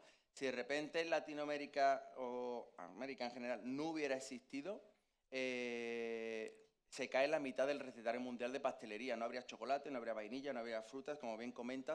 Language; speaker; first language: Spanish; native; Spanish